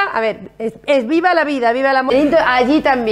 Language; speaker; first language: Spanish; native; Spanish